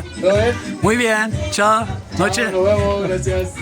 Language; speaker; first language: Spanish; non-native, learner; Turkish